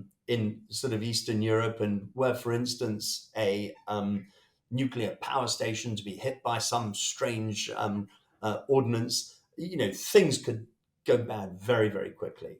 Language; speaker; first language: English; native; English